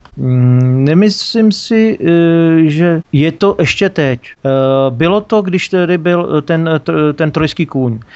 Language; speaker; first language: Czech; native; Czech